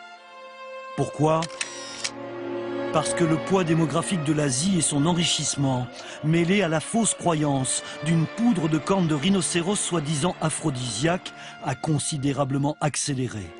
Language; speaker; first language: French; native; French